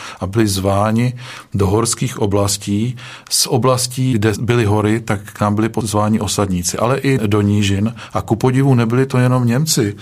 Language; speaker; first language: Czech; native; Czech